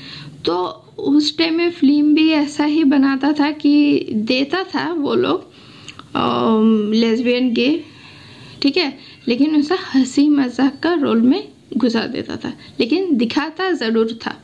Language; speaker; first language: Hindi; non-native, local second language; Assamese